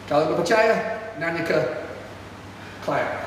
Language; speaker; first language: Indonesian; non-native, fluent; English